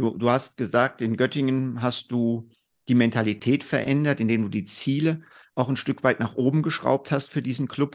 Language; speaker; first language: German; native; German